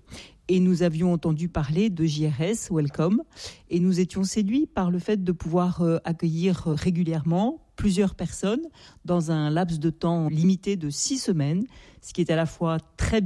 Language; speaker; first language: French; native; French